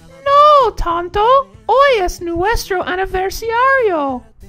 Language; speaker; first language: Spanish; non-native, learner; English